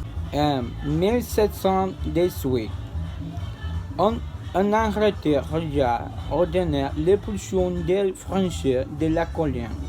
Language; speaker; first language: French; non-native, learner; Spanish